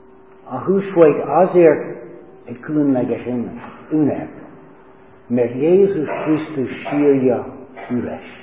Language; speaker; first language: Hungarian; non-native, learner; English